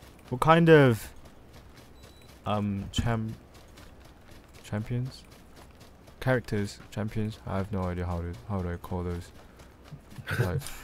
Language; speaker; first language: English; non-native, fluent; Korean